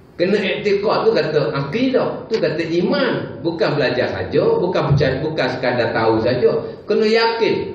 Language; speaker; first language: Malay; native; Malay